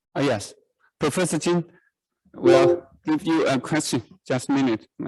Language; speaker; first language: English; non-native, learner; Chinese